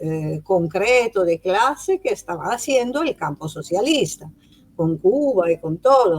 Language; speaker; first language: Spanish; non-native, fluent; Italian